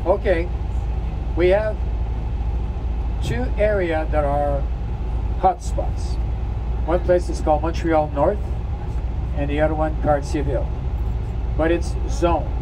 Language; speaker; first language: English; non-native, fluent; French